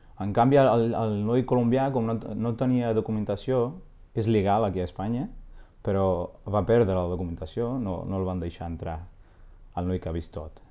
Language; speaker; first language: Catalan; non-native, fluent; Arabic